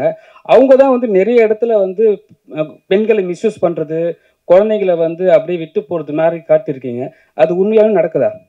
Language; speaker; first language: Tamil; native; Tamil